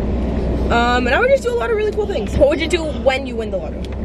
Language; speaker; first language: English; early bilingual, other home language; Spanish